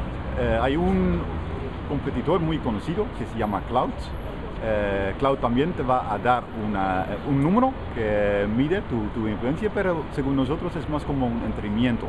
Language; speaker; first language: Spanish; non-native, fluent; Dutch